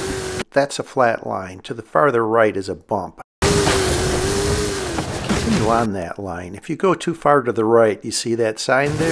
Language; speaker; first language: English; native; English